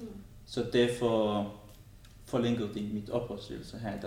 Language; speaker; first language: Danish; non-native, fluent; Arabic